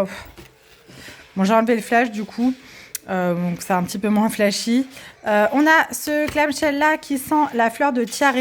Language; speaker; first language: French; native; French